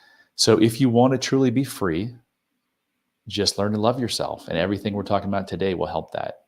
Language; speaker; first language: English; native; English